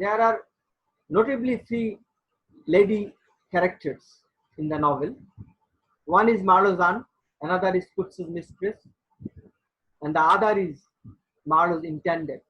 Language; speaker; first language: English; non-native, local second language; Bangla